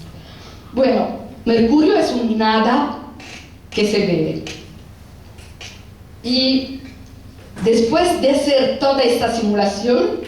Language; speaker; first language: Spanish; non-native, fluent; Italian